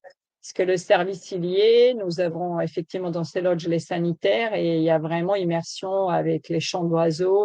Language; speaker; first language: French; native; French